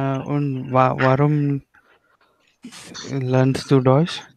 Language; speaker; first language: German; non-native, learner; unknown